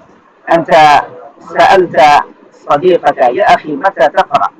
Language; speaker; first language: Arabic; non-native, fluent; Bangla